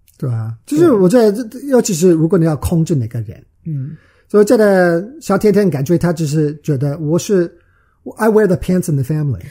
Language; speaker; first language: Chinese; early bilingual, heritage; Chinese